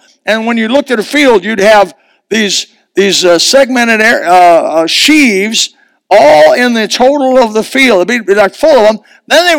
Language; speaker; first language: English; native; English